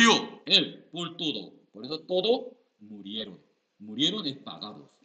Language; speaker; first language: Spanish; non-native, learner; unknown